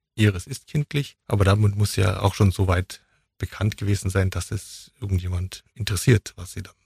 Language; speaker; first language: German; native; German